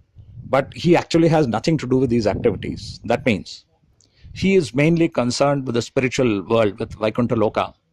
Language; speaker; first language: English; non-native, local second language; Tamil